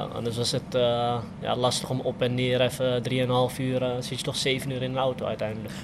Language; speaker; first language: Dutch; native; Dutch